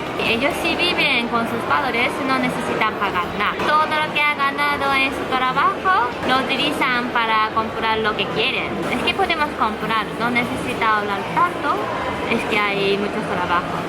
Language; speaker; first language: Spanish; non-native, fluent; Japanese